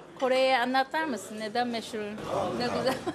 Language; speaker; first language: Turkish; non-native, learner; Korean